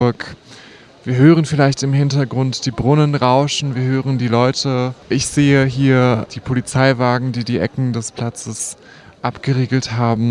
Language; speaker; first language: German; native; German